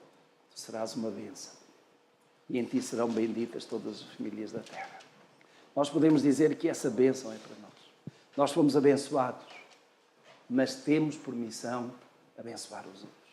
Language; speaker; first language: Portuguese; native; Portuguese